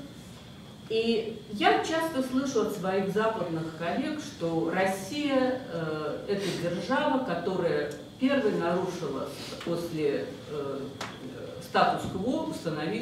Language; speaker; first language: Russian; native; Russian